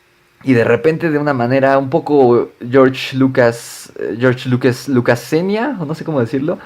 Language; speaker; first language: Spanish; native; Spanish